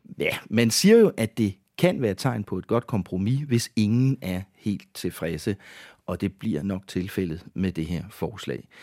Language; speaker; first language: Danish; native; Danish